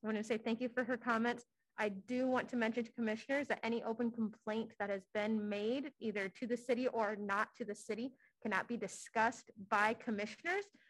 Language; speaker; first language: English; native; English